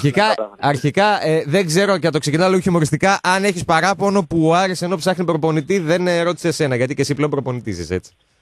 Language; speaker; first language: Greek; native; Greek